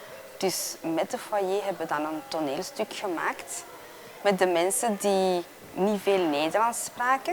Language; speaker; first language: Dutch; early bilingual, other home language; Spanish